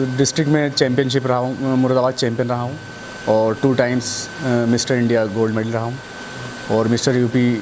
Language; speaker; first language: Hindi; native; Hindi